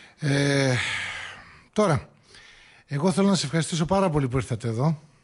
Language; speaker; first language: Greek; native; Greek